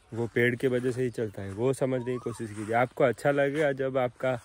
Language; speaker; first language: Hindi; non-native, local second language; Odia